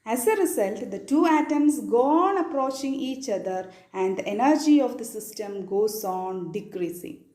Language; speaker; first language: English; non-native, local second language; Malayalam